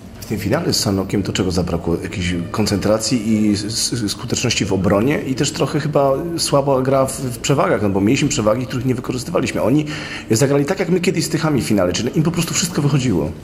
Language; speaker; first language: Polish; native; Polish